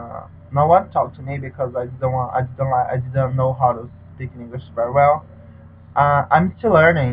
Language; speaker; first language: English; non-native, learner; Portuguese